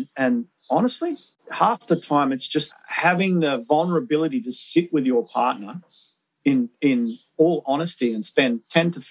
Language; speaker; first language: English; native; English